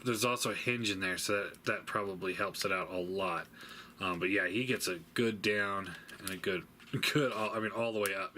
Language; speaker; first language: English; native; English